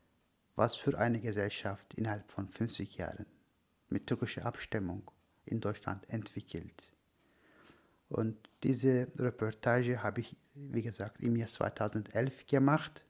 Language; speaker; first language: German; non-native, learner; Turkish